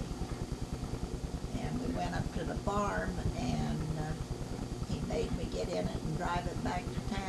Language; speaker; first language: English; native; English